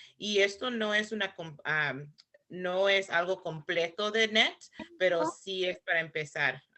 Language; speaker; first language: Spanish; early bilingual, heritage; Spanish